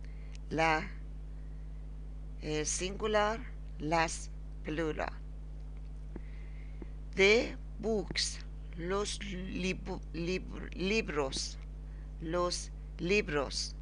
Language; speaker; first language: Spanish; non-native, learner; Persian